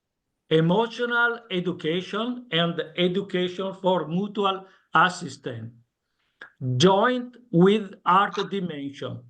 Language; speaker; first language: English; non-native, learner; Italian